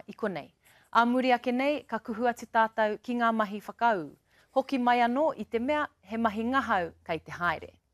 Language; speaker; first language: Māori; native; Māori